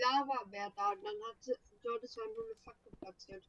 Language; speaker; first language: German; native; German